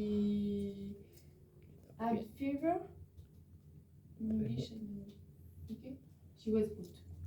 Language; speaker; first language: English; non-native, learner; French